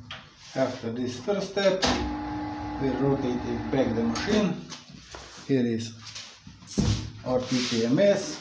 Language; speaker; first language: English; non-native, learner; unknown